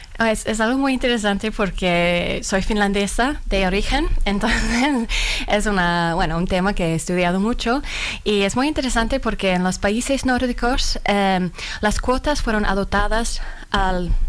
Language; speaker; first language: Spanish; non-native, fluent; Finnish